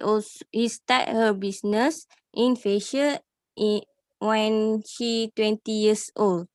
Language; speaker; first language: English; non-native, learner; Malay